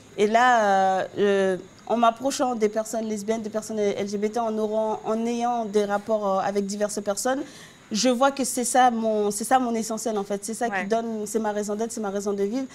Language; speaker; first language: French; non-native, local second language; Haitian Creole